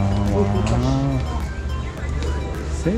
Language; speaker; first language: Spanish; non-native, learner; Japanese